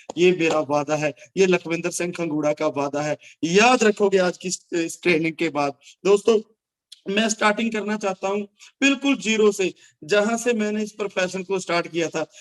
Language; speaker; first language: Hindi; non-native, local second language; Punjabi